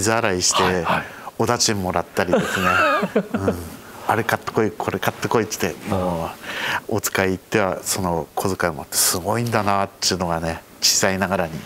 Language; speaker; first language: Japanese; native; Japanese